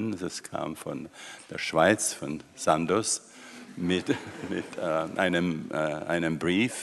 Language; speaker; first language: German; non-native, fluent; Czech